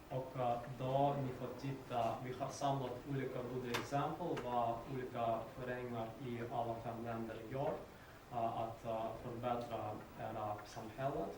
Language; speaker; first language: Swedish; non-native, learner; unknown